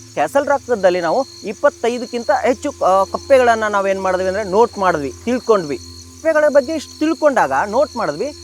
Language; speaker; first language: Kannada; native; Kannada